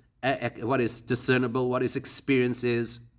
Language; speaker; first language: English; native; English